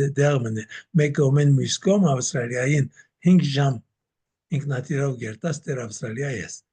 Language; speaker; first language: Armenian; early bilingual, heritage; Armenian